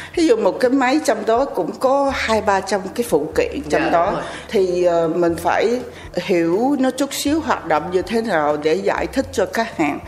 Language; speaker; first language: Vietnamese; native; Vietnamese